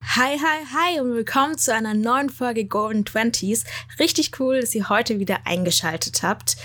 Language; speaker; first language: German; early bilingual, other home language; Ewe